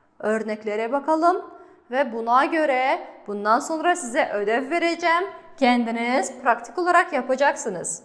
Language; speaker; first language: Turkish; non-native, fluent; Kazakh